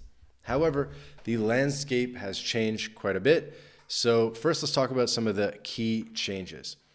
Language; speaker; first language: English; native; English